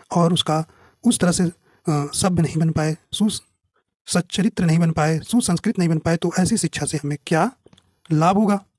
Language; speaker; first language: Hindi; native; Hindi